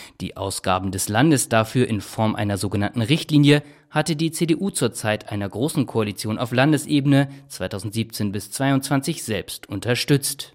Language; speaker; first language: German; native; German